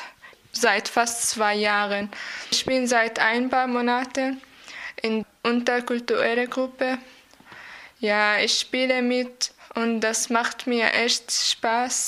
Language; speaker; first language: German; non-native, fluent; Arabic